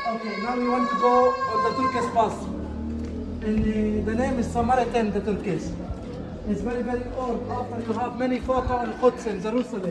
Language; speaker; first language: English; non-native, learner; Arabic